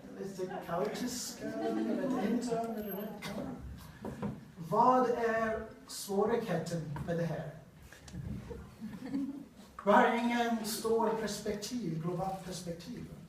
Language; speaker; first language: Swedish; non-native, learner; English